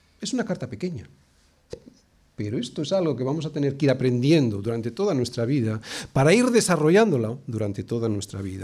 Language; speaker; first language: Spanish; native; Spanish